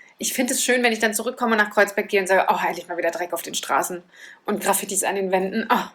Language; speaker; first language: German; native; German